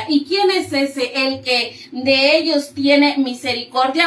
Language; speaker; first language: Spanish; native; Spanish